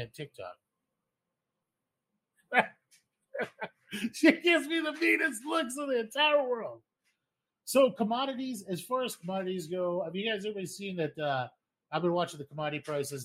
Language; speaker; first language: English; native; English